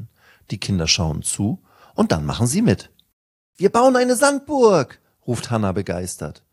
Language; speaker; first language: German; native; German